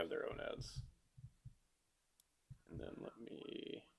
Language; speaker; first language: English; native; English